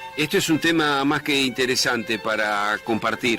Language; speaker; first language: Spanish; native; Spanish